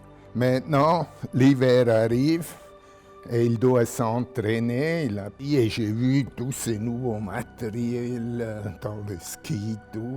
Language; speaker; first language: French; non-native, local second language; German